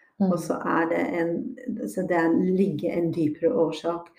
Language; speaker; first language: Norwegian; non-native, fluent; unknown